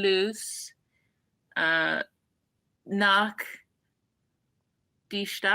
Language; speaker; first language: German; non-native, learner; English